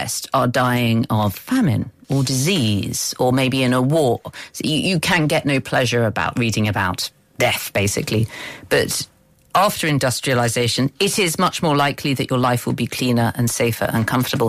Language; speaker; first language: English; native; English